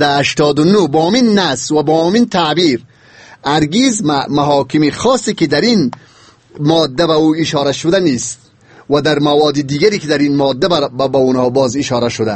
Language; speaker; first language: Persian; native; Persian